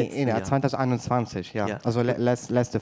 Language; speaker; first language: German; non-native, fluent; Ukrainian